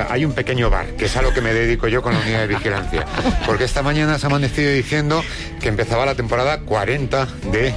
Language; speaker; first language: Spanish; native; Spanish